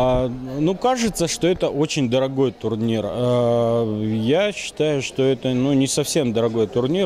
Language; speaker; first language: Russian; native; Russian